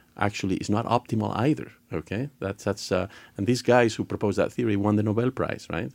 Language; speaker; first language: English; non-native, fluent; Spanish